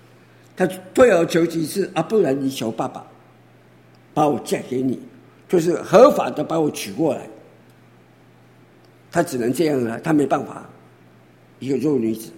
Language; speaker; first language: Chinese; native; Chinese